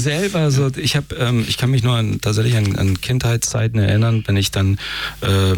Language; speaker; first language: German; early bilingual, other home language; Persian